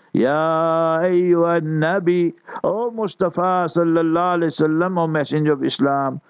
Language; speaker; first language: English; native; English